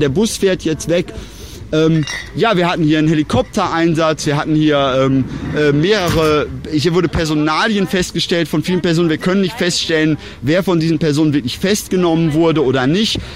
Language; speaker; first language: German; native; German